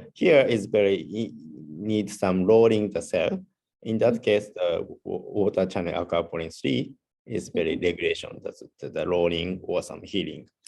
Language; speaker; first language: English; non-native, learner; Japanese